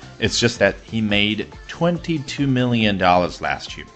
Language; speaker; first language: English; non-native, fluent; Chinese